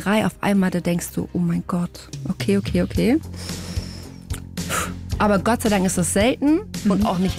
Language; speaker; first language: German; native; German